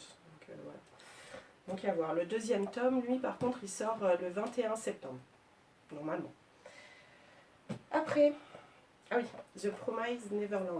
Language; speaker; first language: French; native; French